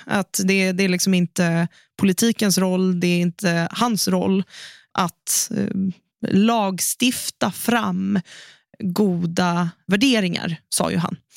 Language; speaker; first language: Swedish; native; Swedish